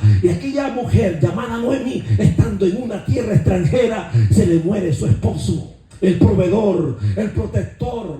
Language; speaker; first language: Spanish; native; Spanish